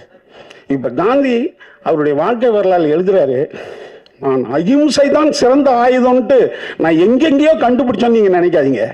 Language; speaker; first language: Tamil; native; Tamil